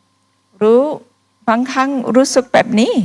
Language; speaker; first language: Thai; non-native, fluent; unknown